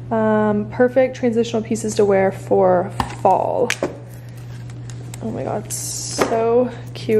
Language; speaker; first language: English; native; English